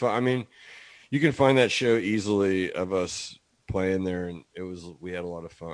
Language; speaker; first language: English; native; English